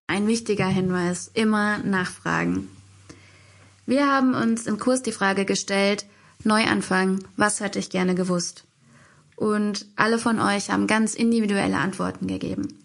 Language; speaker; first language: German; native; German